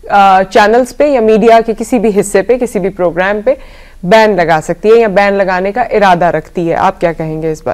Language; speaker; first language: Urdu; native; Urdu